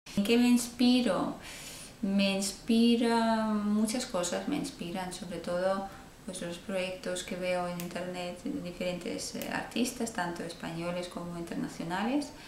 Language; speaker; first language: Spanish; non-native, fluent; Russian